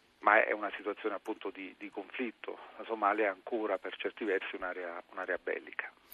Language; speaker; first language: Italian; native; Italian